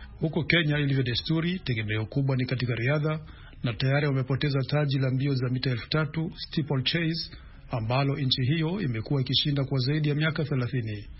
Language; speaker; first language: Swahili; non-native, local second language; Rundi